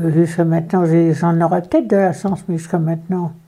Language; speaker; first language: French; native; French